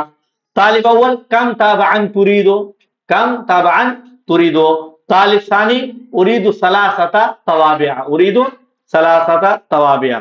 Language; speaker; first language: Arabic; non-native, fluent; Urdu